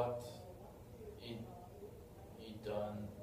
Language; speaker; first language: Russian; non-native, learner; English